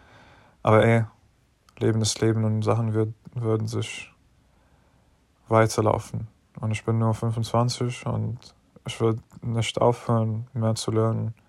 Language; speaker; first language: German; non-native, fluent; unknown